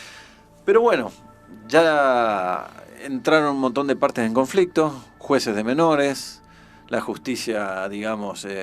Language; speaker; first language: Spanish; native; Spanish